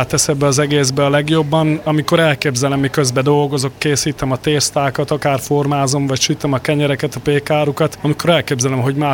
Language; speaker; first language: Hungarian; native; Hungarian